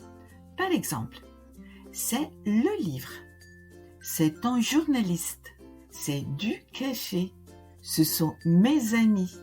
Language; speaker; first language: French; non-native, fluent; Italian